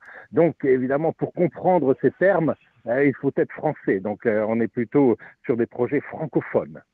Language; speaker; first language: French; native; French